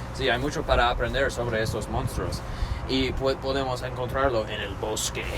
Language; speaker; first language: Spanish; non-native, learner; English